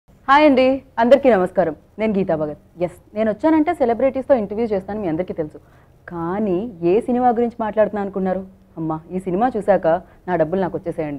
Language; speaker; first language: Telugu; native; Telugu